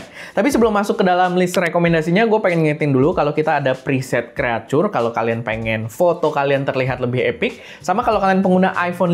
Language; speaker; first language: Indonesian; native; Indonesian